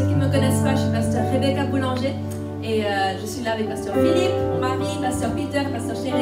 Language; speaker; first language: French; native; French